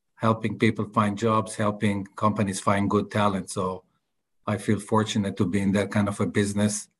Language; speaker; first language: English; non-native, fluent; Hebrew